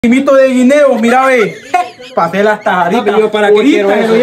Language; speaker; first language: Spanish; native; Spanish